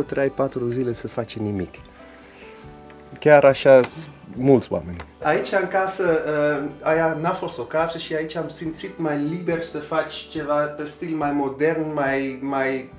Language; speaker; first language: Romanian; non-native, learner; Dutch